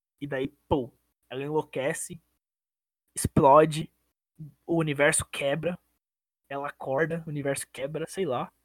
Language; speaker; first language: Portuguese; native; Portuguese